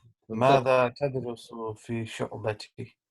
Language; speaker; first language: Arabic; non-native, learner; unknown